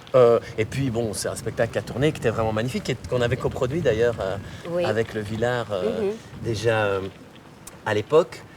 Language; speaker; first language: French; native; French